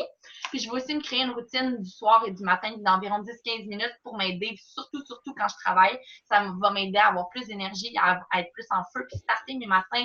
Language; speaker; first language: French; native; French